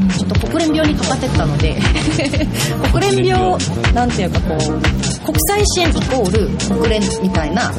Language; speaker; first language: Japanese; non-native, fluent; Korean